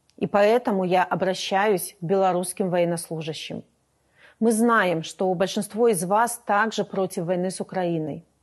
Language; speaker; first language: Russian; native; Russian